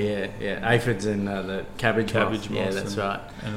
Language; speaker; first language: English; native; English